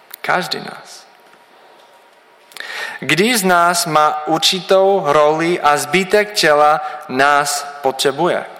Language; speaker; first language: Czech; non-native, learner; English